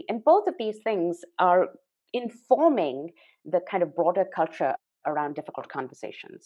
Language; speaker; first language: English; non-native, local second language; Urdu